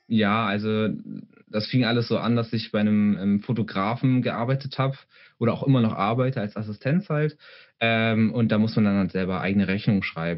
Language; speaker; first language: German; native; German